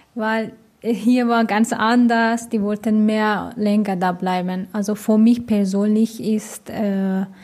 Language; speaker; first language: German; non-native, fluent; Persian